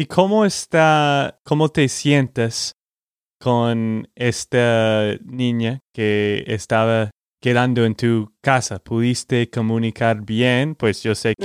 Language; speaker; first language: Spanish; non-native, fluent; English